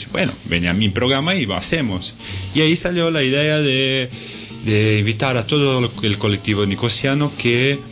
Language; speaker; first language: Spanish; non-native, fluent; Portuguese